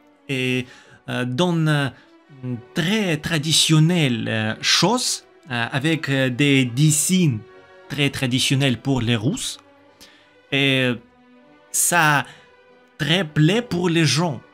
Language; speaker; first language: French; non-native, learner; Russian